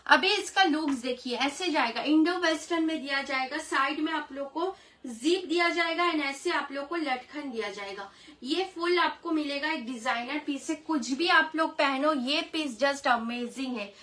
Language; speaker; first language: Hindi; non-native, local second language; Bangla